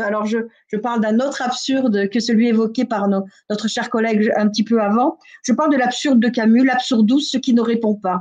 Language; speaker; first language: French; native; French